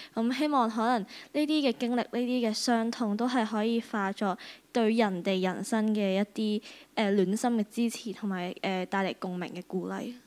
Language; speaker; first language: Cantonese; native; Cantonese